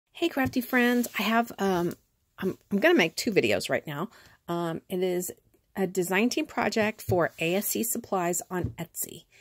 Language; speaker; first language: English; native; English